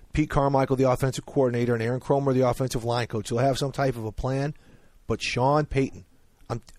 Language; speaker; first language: English; native; English